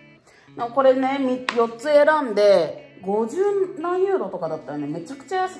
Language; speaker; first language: Japanese; native; Japanese